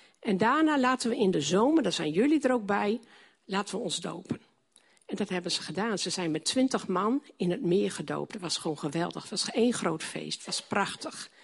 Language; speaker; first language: Dutch; native; Dutch